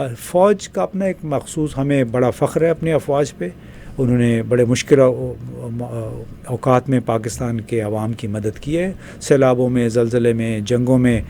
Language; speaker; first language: Urdu; native; Urdu